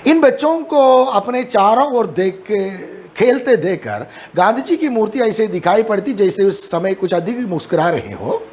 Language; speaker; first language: Hindi; non-native, local second language; Malayalam